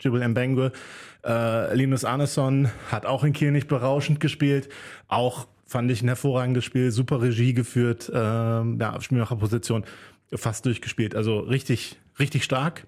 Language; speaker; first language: German; native; German